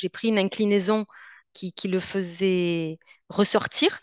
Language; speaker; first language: French; native; French